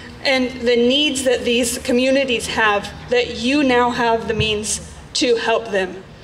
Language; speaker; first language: English; native; English